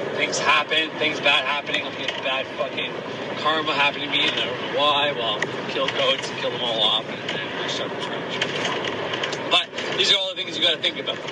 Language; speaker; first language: English; native; English